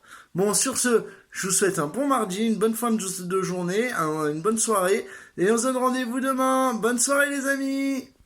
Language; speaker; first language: French; native; French